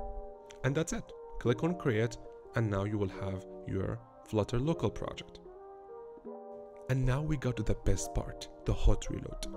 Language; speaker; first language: English; non-native, fluent; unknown